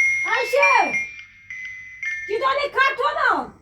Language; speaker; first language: Turkish; native; Turkish